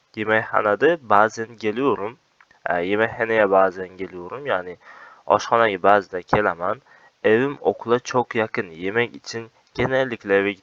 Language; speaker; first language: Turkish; non-native, fluent; Uzbek